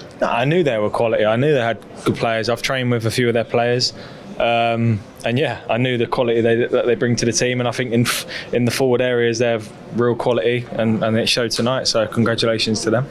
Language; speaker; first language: English; native; English